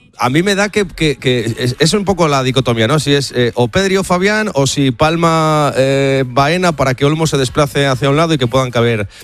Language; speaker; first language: Spanish; native; Spanish